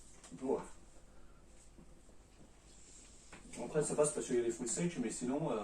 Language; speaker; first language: French; native; French